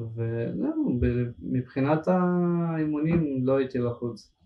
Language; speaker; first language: Hebrew; early bilingual, other home language; Ukrainian